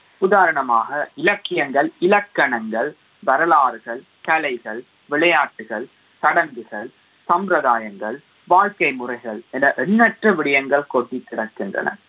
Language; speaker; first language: Tamil; early bilingual, heritage; Tamil